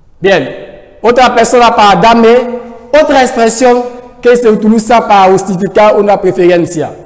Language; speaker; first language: Spanish; non-native, fluent; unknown